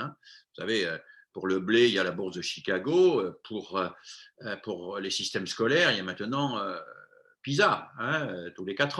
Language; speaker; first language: French; native; French